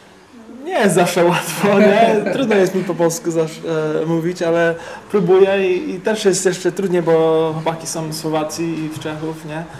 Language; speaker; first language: Polish; early bilingual, heritage; English